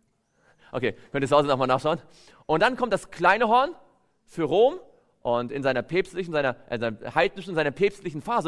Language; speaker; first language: German; native; German